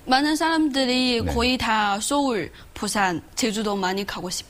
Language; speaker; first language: Korean; non-native, learner; Chinese